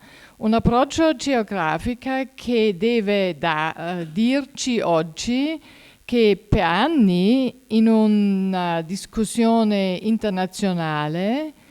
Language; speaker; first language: Italian; non-native, fluent; German